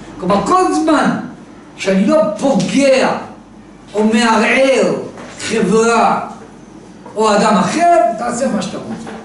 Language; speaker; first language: Hebrew; native; Hebrew